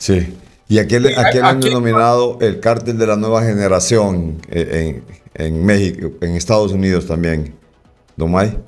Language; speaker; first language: Spanish; native; Spanish